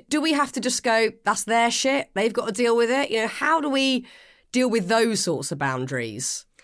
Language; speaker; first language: English; native; English